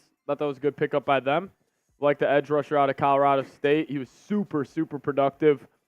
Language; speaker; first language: English; native; English